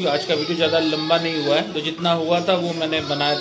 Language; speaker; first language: Hindi; native; Hindi